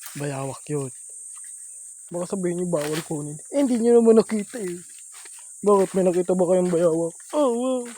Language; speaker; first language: Filipino; non-native, local second language; Masbatenyo